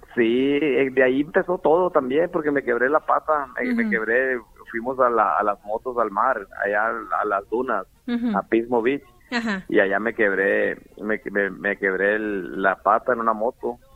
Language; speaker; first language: Spanish; native; Spanish